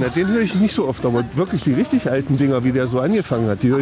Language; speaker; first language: German; native; German